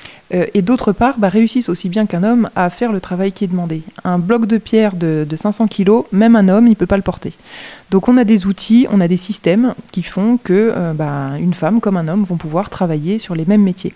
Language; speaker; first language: French; native; French